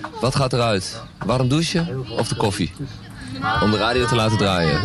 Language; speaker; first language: Dutch; native; Dutch